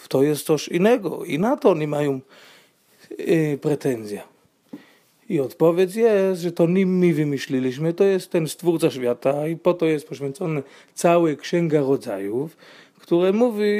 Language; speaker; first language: Polish; non-native, fluent; Hebrew